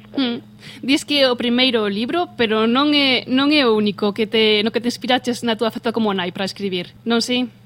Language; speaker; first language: Galician; native; Galician